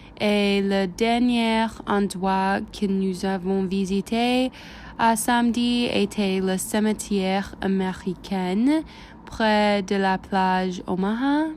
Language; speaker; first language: French; non-native, learner; English